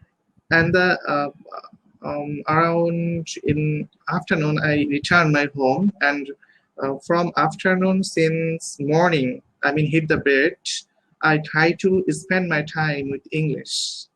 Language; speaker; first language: English; non-native, local second language; Bangla